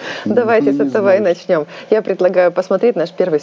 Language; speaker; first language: Russian; native; Russian